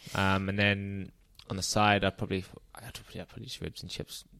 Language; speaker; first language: English; native; English